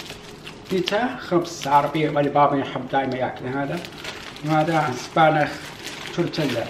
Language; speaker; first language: Arabic; non-native, learner; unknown